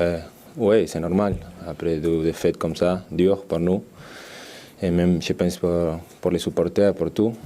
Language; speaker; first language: French; non-native, learner; Spanish